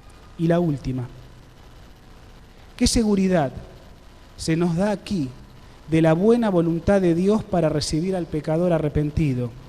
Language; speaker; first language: Spanish; native; Spanish